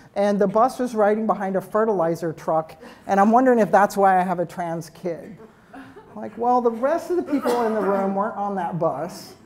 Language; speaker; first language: English; native; English